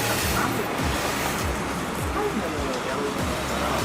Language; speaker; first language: Japanese; native; Japanese